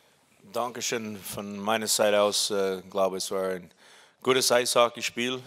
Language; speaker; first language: German; non-native, fluent; English